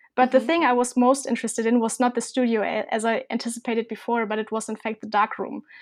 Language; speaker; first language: English; non-native, fluent; German